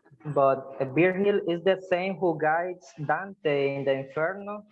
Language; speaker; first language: English; non-native, fluent; Spanish